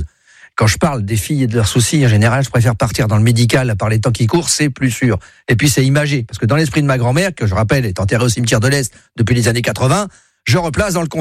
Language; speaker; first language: French; native; French